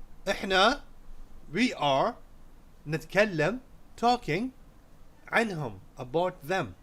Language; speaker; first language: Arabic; non-native, fluent; Urdu